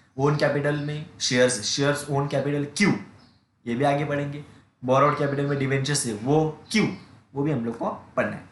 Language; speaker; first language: Hindi; non-native, local second language; Marathi